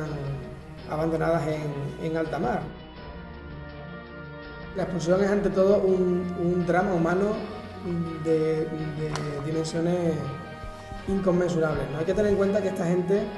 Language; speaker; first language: Spanish; native; Spanish